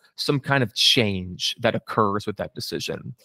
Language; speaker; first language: English; native; English